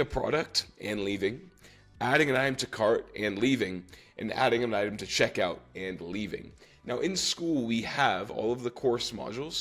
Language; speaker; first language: English; native; English